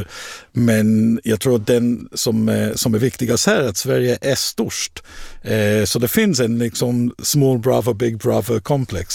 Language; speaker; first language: Swedish; non-native, fluent; Hebrew